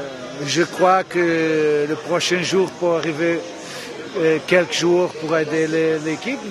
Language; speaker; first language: French; non-native, fluent; Portuguese